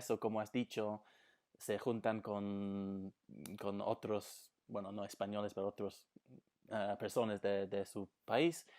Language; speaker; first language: Spanish; non-native, fluent; English